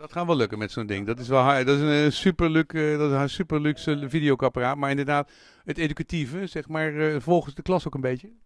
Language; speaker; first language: Dutch; native; Dutch